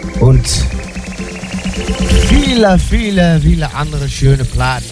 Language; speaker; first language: German; non-native, learner; Dutch